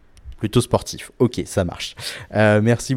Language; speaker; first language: French; native; French